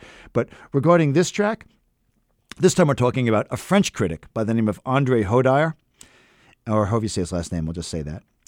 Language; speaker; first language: English; native; English